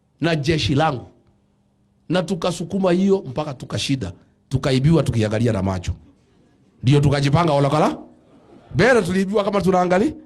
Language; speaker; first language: Swahili; non-native, local second language; Kikuyu